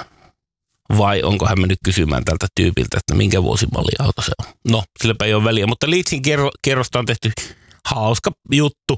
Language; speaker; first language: Finnish; native; Finnish